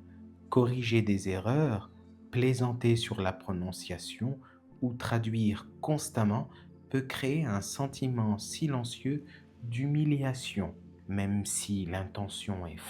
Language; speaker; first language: French; native; French